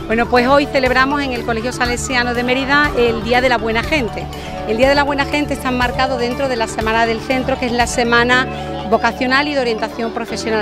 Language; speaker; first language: Spanish; native; Spanish